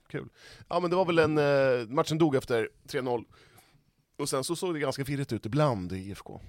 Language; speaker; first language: Swedish; native; Swedish